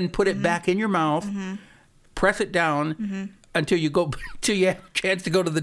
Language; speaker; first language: English; native; English